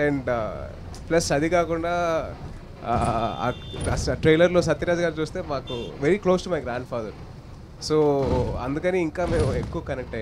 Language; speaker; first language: Telugu; native; Telugu